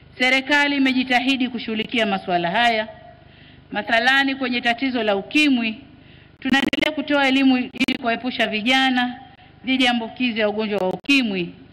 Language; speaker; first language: Swahili; native; Swahili